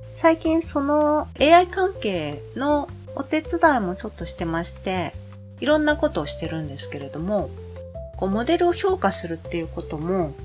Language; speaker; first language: Japanese; native; Japanese